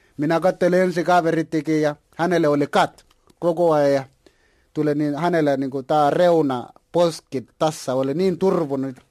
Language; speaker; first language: Finnish; non-native, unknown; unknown